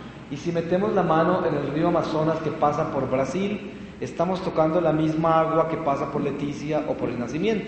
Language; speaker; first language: Spanish; native; Spanish